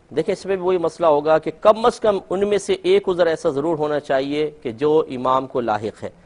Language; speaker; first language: Urdu; native; Urdu